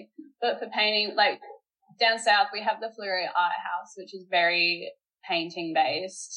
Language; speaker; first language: English; native; English